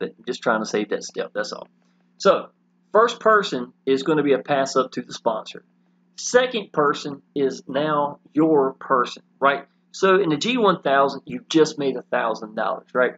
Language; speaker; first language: English; native; English